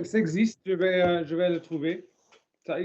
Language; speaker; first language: French; non-native, learner; English